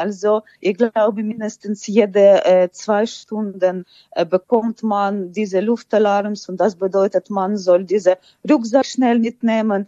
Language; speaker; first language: German; non-native, fluent; Ukrainian